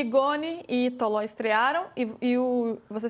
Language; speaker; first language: Portuguese; native; Portuguese